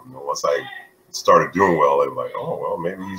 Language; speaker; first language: English; native; English